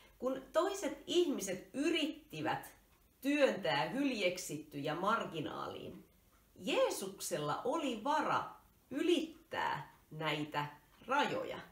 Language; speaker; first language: Finnish; native; Finnish